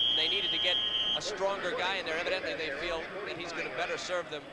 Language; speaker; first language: English; native; English